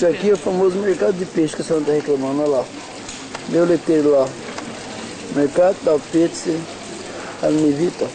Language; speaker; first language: Portuguese; native; Portuguese